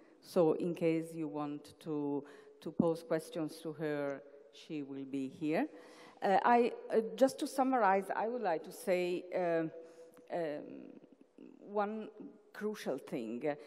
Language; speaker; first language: English; non-native, fluent; Italian